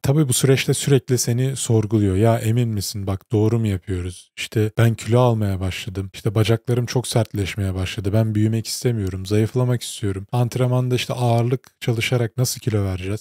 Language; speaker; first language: Turkish; native; Turkish